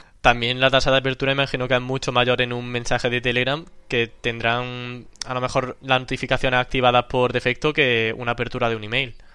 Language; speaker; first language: Spanish; native; Spanish